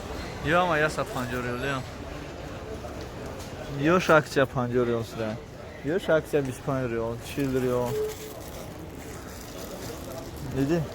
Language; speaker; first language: Turkish; non-native, learner; Tajik